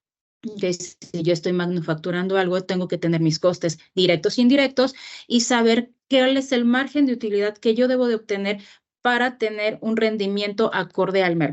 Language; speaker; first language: Spanish; native; Spanish